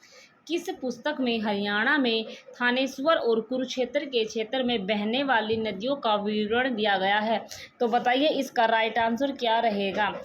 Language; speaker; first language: Hindi; native; Hindi